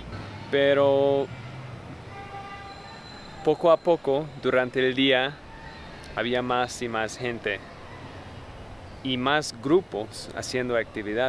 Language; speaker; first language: Spanish; non-native, fluent; English